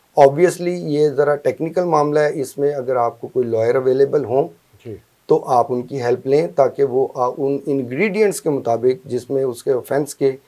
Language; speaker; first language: Urdu; non-native, local second language; Punjabi